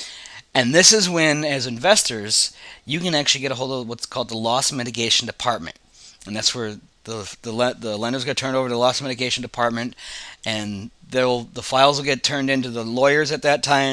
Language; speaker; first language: English; native; English